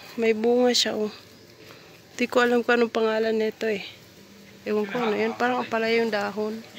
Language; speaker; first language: Filipino; non-native, local second language; Cebuano